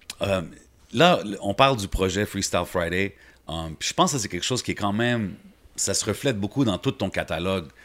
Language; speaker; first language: French; early bilingual, other home language; Arabic